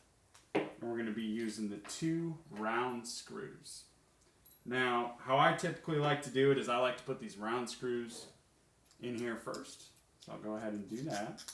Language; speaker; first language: English; native; English